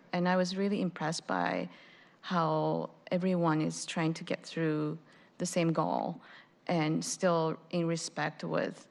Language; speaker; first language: English; non-native, fluent; Japanese